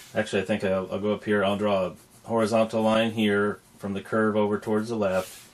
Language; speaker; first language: English; native; English